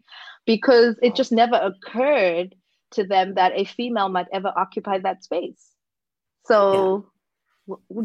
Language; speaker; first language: English; non-native, local second language; Xhosa